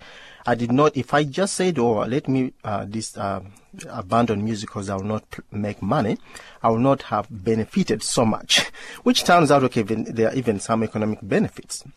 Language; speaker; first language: English; non-native, local second language; Ganda